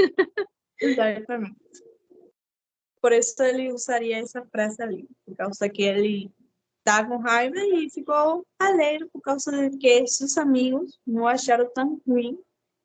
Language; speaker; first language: Portuguese; non-native, fluent; Spanish